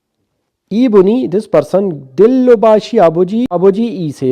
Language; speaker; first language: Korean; non-native, learner; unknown